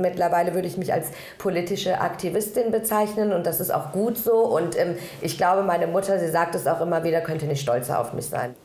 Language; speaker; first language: German; early bilingual, other home language; Persian